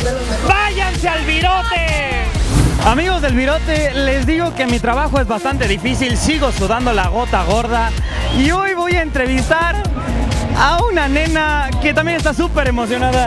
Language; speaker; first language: Spanish; native; Spanish